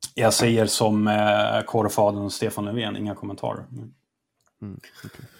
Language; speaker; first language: Swedish; native; Swedish